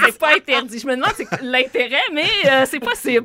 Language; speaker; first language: French; native; French